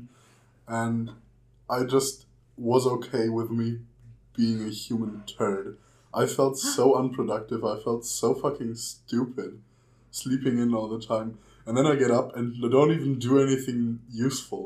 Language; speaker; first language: English; non-native, fluent; German